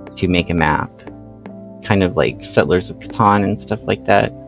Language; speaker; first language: English; native; English